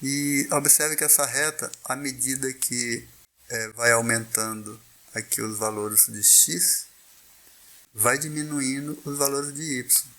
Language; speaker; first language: Portuguese; native; Portuguese